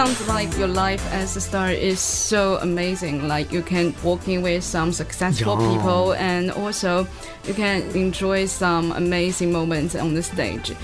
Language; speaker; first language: English; non-native, fluent; Chinese